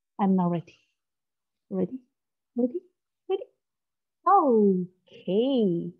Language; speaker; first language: English; non-native, learner; Korean